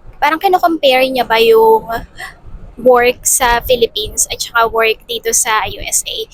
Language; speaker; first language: Filipino; native; Filipino